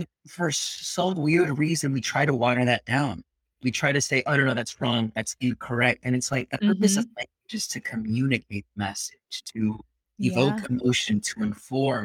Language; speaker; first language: English; early bilingual, other home language; Spanish